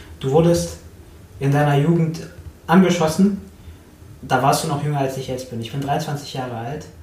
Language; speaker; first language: German; early bilingual, other home language; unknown